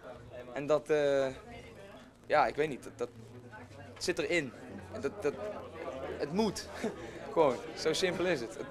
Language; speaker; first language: Dutch; native; Dutch